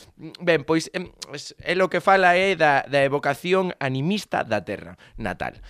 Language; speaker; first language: Galician; native; Galician